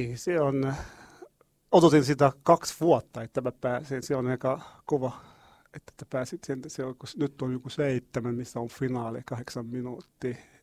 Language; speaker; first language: Finnish; non-native, learner; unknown